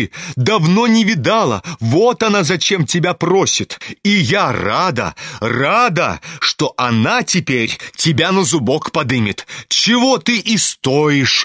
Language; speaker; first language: Russian; native; Russian